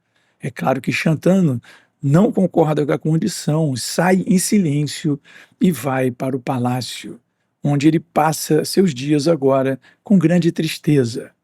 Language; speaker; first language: Portuguese; native; Portuguese